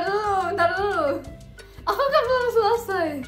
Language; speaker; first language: Indonesian; non-native, fluent; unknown